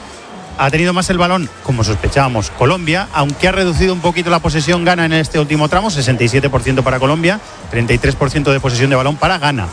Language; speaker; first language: Spanish; native; Spanish